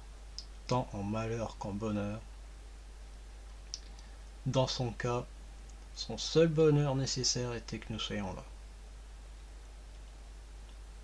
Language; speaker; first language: French; native; French